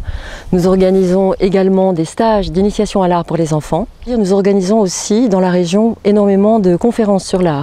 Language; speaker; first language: French; native; French